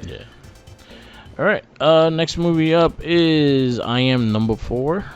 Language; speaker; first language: English; native; English